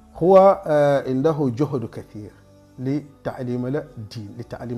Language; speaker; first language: Arabic; non-native, fluent; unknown